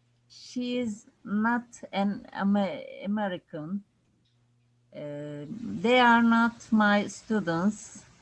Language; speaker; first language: English; non-native, learner; Turkish